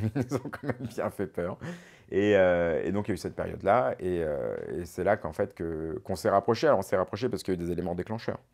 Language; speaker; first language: French; native; French